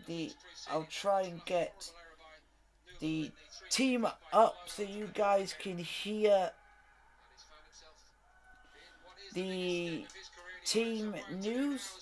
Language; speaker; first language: English; native; English